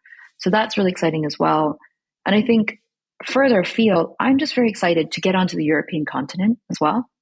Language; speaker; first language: English; early bilingual, other home language; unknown